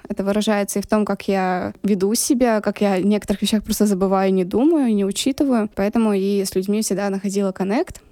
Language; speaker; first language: Russian; non-native, local second language; Lezghian